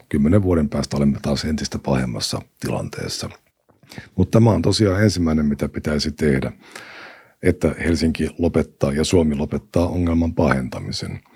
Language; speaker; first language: Finnish; native; Finnish